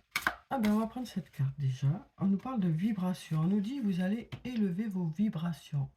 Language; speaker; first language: French; native; French